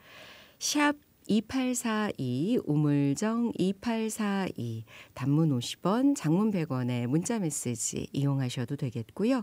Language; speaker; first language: Korean; native; Korean